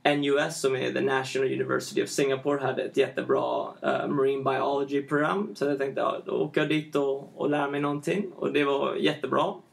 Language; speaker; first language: Swedish; early bilingual, heritage; Swedish